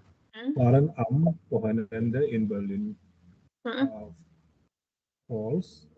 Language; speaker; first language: German; non-native, learner; Indonesian